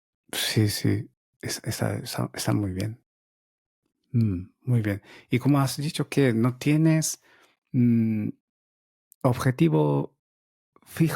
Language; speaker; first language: Spanish; non-native, learner; Japanese